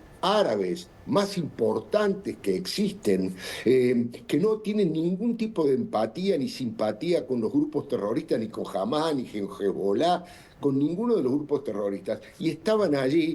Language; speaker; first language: Spanish; native; Spanish